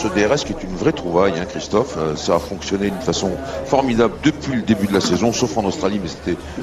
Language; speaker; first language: French; native; French